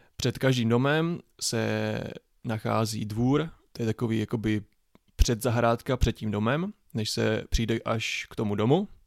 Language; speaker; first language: Czech; native; Czech